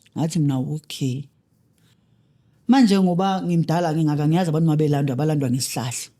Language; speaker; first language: Zulu; native; Zulu